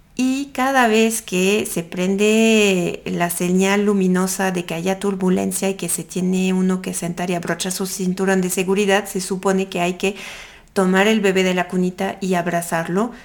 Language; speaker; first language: Spanish; non-native, fluent; French